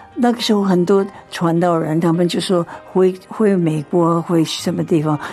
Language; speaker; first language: Chinese; non-native, fluent; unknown